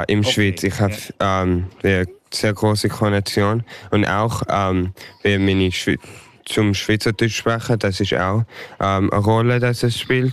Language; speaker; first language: German; early bilingual, heritage; English